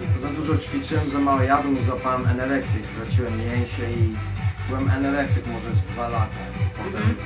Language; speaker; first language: Polish; early bilingual, heritage; Polish